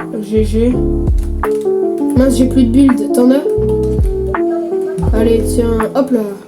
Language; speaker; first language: French; native; French